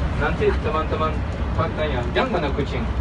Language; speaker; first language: Indonesian; non-native, learner; Turkish